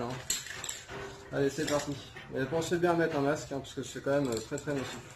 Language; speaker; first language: French; native; French